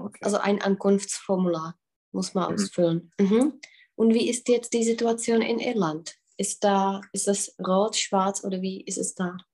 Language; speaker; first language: German; non-native, fluent; Czech